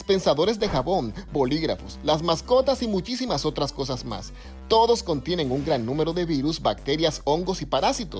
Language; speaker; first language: Spanish; native; Spanish